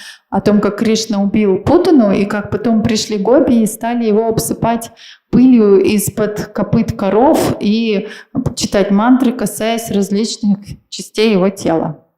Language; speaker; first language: Russian; native; Russian